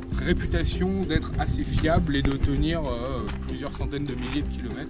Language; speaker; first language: French; native; French